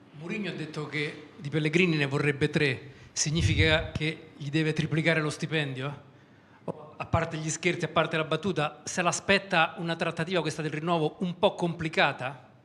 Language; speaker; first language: Italian; native; Italian